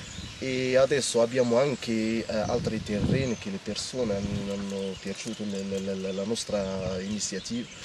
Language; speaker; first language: Italian; non-native, learner; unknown